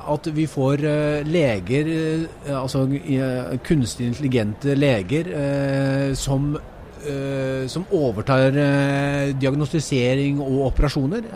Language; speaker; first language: Norwegian; native; Norwegian